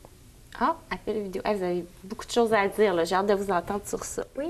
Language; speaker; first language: French; native; French